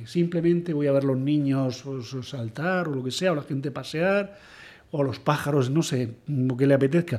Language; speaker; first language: Spanish; native; Spanish